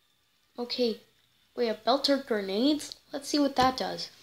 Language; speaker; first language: English; native; English